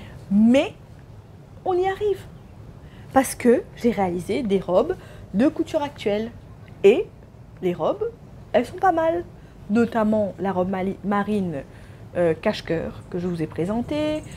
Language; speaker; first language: French; non-native, local second language; Morisyen